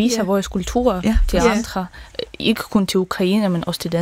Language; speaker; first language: Danish; non-native, learner; Ukrainian